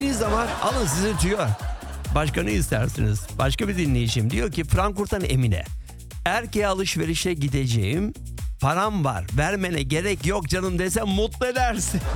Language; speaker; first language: Turkish; early bilingual, heritage; Turkish